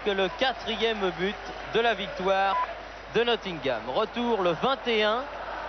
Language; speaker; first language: French; native; French